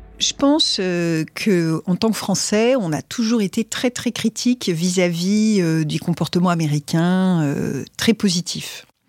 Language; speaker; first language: French; native; French